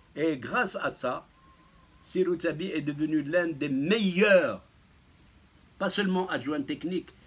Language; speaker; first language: French; non-native, local second language; Arabic